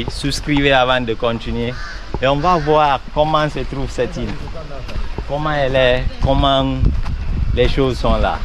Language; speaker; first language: French; non-native, local second language; Susu